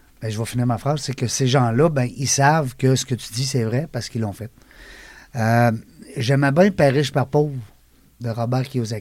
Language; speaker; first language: French; native; French